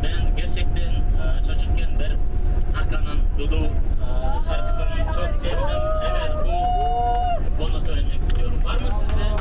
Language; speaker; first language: Turkish; non-native, learner; Kazakh